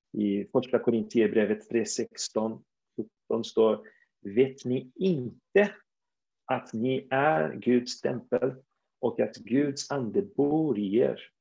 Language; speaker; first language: Swedish; non-native, fluent; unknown